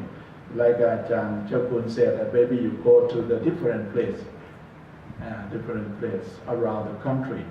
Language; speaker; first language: English; non-native, learner; Thai